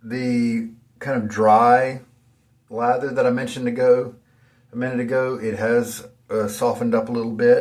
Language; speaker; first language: English; native; English